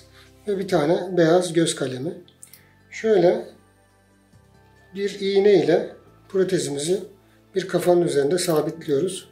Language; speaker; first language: Turkish; native; Turkish